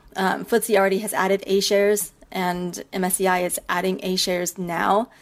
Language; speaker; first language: English; early bilingual, other home language; Chinese